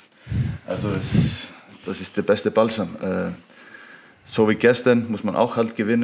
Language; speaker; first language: German; non-native, fluent; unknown